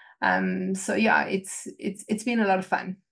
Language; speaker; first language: English; native; English